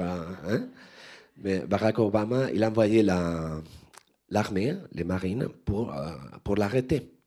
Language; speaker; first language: French; non-native, learner; Spanish